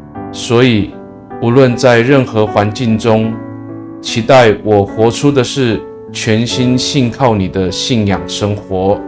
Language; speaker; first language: Chinese; non-native, local second language; Amis